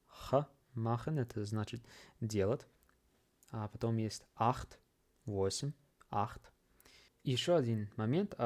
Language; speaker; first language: Russian; non-native, fluent; English